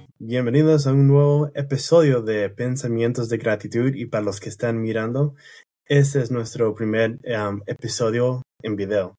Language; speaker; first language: Spanish; non-native, fluent; English